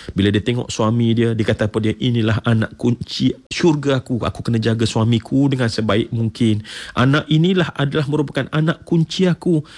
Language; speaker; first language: Malay; native; Malay